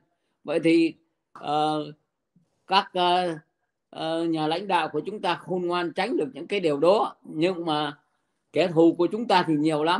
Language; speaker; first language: Vietnamese; native; Vietnamese